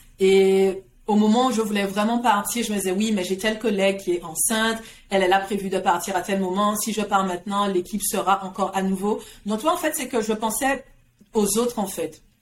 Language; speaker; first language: French; native; French